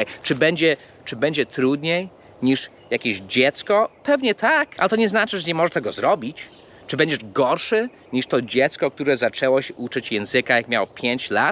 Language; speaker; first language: Polish; early bilingual, heritage; English